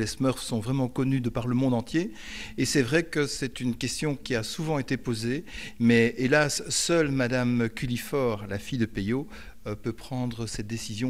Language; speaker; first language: French; native; French